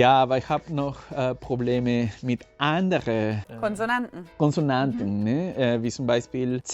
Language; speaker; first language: German; non-native, learner; Spanish